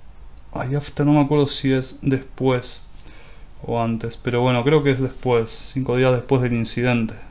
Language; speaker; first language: Spanish; native; Spanish